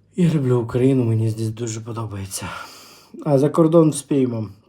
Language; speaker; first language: Ukrainian; non-native, local second language; Russian